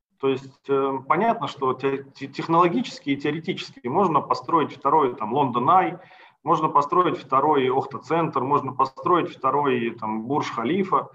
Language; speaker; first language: Russian; native; Russian